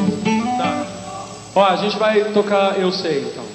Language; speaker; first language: Portuguese; native; Portuguese